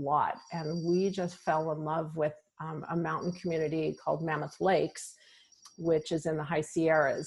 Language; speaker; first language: English; native; English